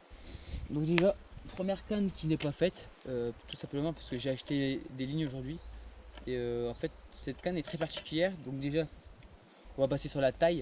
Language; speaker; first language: French; native; French